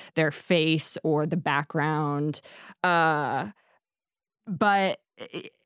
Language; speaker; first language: English; native; English